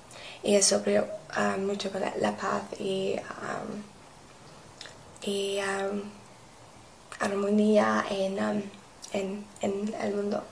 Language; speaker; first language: Spanish; non-native, learner; English